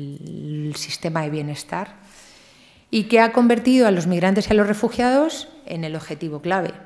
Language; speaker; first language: Spanish; native; Spanish